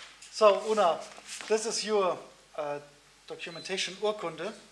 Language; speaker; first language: English; non-native, fluent; German